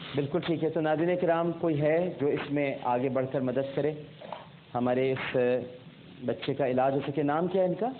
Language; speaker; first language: Urdu; native; Urdu